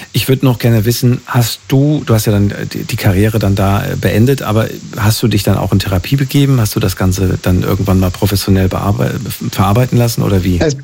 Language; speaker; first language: German; native; German